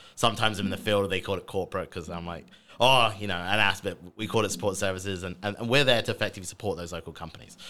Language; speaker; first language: English; native; English